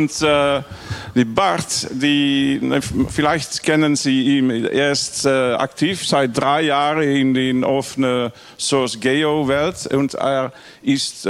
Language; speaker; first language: German; non-native, learner; Dutch